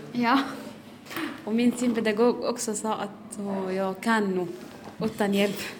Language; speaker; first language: Swedish; non-native, learner; Arabic